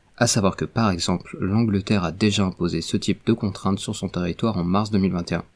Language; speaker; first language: French; native; French